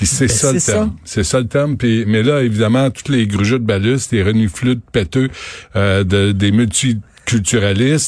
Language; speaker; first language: French; native; French